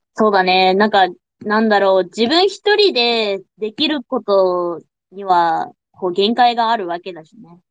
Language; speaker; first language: Japanese; non-native, fluent; English